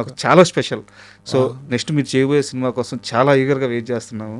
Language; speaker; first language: Telugu; native; Telugu